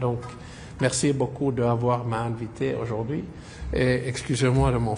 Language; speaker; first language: French; non-native, fluent; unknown